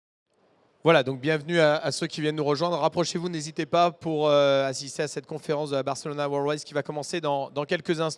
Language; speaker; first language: French; native; French